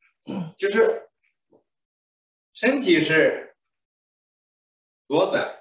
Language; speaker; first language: Chinese; native; Chinese